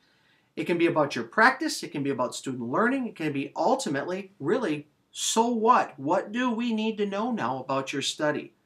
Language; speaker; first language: English; native; English